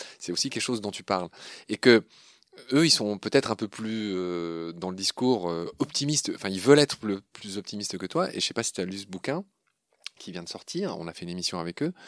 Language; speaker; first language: French; native; French